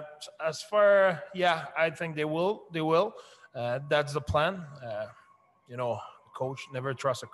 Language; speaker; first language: English; non-native, fluent; French